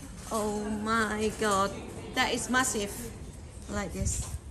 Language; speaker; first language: English; non-native, fluent; Indonesian